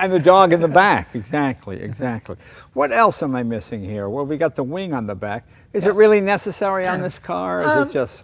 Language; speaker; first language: English; native; English